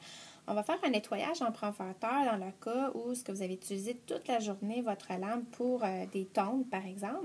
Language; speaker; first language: French; native; French